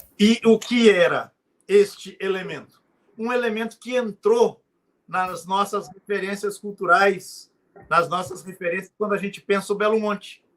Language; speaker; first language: Portuguese; native; Portuguese